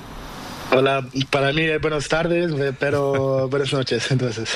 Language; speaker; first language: Spanish; non-native, learner; Portuguese